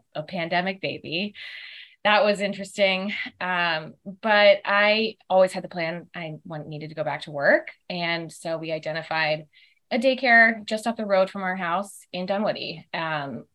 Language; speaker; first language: English; native; English